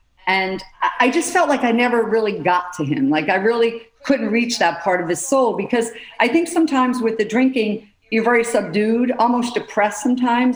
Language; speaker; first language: English; native; English